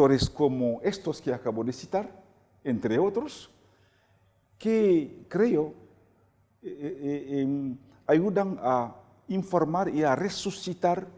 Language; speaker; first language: Spanish; non-native, fluent; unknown